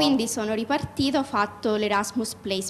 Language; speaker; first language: Italian; native; Italian